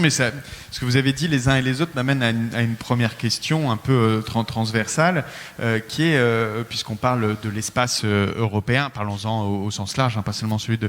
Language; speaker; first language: French; native; French